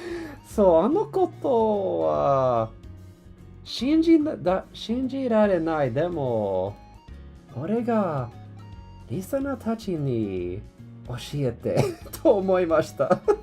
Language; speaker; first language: Japanese; non-native, learner; English